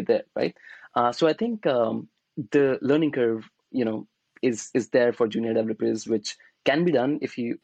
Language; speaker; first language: English; non-native, local second language; Hindi